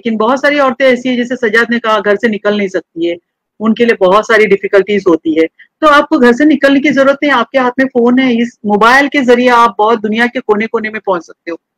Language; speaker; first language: Hindi; native; Hindi